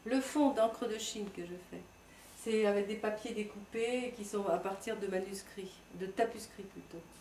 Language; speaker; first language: French; native; French